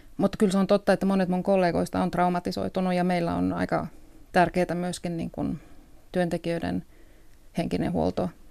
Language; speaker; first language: Finnish; early bilingual, heritage; Finnish